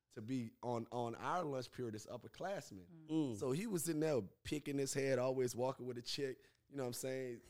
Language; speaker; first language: English; native; English